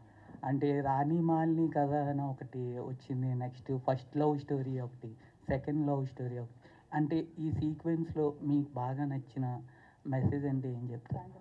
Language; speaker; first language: Telugu; native; Telugu